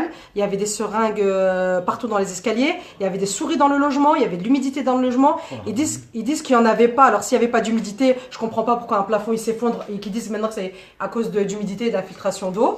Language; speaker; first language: French; native; French